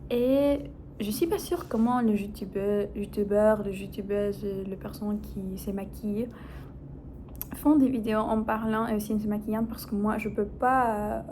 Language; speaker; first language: French; non-native, fluent; Spanish